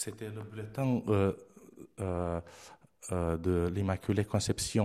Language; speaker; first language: French; non-native, fluent; Romanian